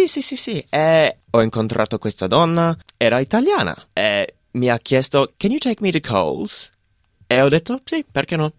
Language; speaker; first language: Italian; non-native, fluent; English